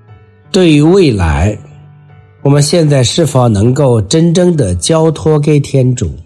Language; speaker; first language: Chinese; native; Chinese